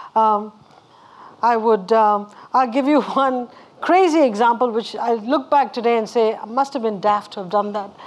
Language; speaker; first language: English; non-native, local second language; Tamil